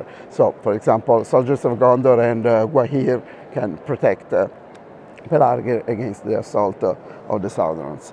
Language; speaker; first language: English; non-native, fluent; Italian